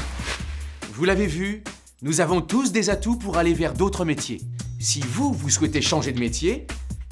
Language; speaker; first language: French; native; French